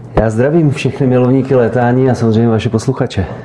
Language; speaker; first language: Czech; native; Czech